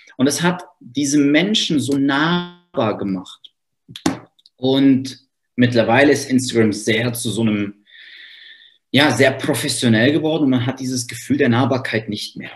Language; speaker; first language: German; native; German